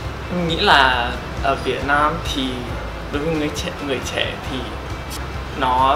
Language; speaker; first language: Vietnamese; non-native, fluent; English